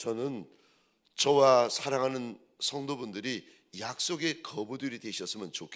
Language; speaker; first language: Korean; native; Korean